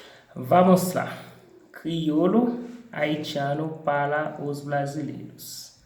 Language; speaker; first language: Portuguese; non-native, fluent; Haitian Creole